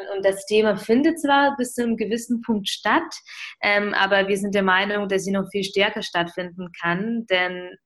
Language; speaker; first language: German; early bilingual, other home language; Ukrainian